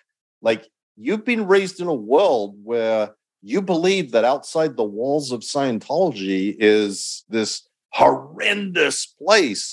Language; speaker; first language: English; native; English